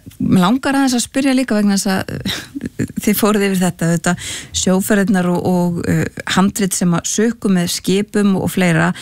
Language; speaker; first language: Icelandic; native; Icelandic